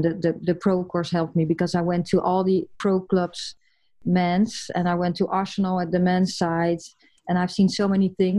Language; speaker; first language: English; non-native, fluent; Dutch